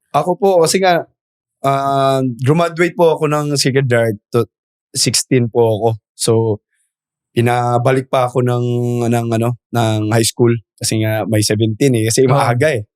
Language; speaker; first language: Filipino; non-native, local second language; Cebuano